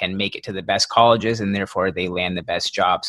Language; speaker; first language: English; native; English